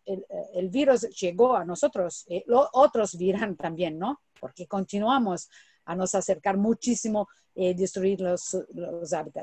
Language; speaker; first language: Spanish; non-native, fluent; Portuguese